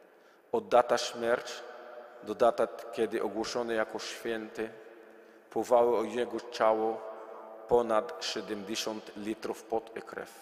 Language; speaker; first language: Polish; non-native, learner; Arabic